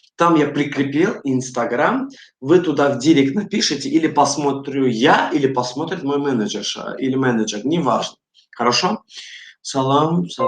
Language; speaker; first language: Russian; non-native, fluent; Azerbaijani